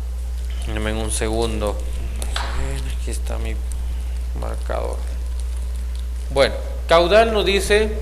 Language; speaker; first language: Spanish; native; Spanish